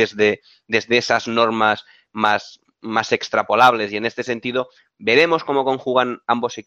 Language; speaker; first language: Spanish; native; Spanish